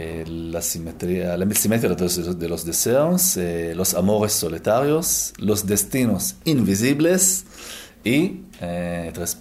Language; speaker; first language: Spanish; non-native, learner; Hebrew